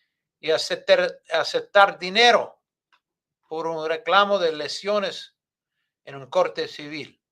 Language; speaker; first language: Spanish; non-native, fluent; English